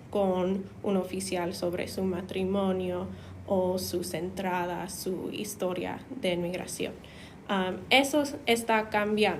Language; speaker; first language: Spanish; non-native, fluent; English